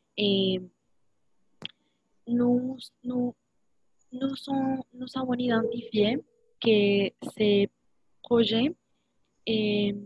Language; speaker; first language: French; non-native, learner; Spanish